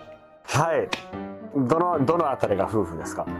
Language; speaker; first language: Japanese; native; Japanese